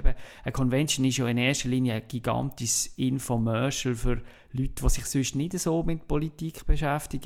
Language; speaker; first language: German; native; German